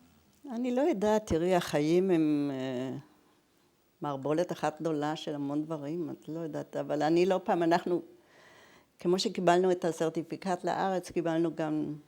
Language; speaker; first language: Hebrew; early bilingual, other home language; German